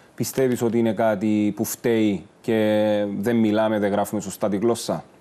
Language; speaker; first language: Greek; native; Greek